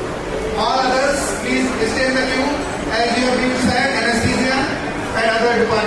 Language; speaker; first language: English; non-native, local second language; Telugu